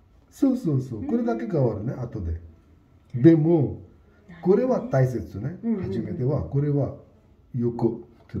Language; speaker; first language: Japanese; non-native, learner; Hindi